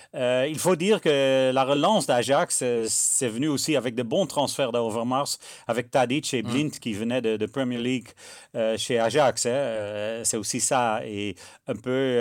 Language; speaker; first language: French; non-native, fluent; Dutch